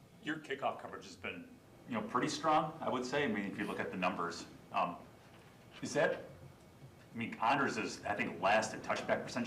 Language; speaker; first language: English; native; English